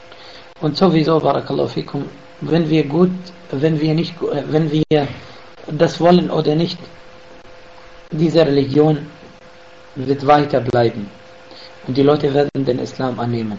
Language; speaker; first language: German; non-native, fluent; Arabic